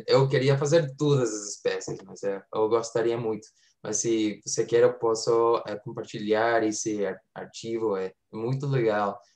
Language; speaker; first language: Portuguese; non-native, fluent; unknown